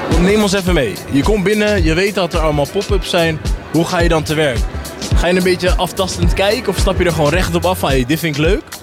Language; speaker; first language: Dutch; native; Dutch